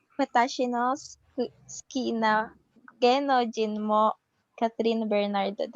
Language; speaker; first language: Japanese; non-native, learner; Filipino